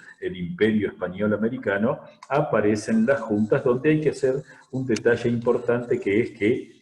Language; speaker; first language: Spanish; native; Spanish